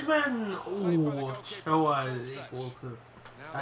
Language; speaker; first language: English; native; English